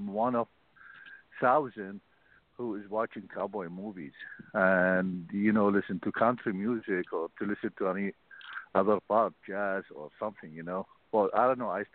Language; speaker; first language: English; non-native, learner; Arabic